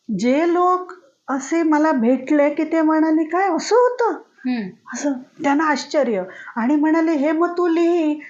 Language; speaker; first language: Marathi; native; Marathi